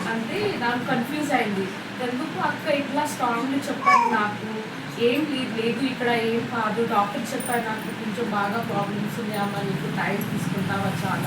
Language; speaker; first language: Telugu; non-native, learner; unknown